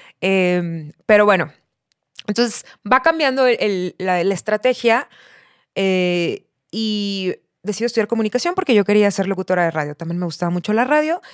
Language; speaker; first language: Spanish; native; Spanish